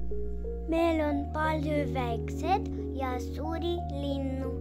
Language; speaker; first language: Finnish; non-native, learner; Estonian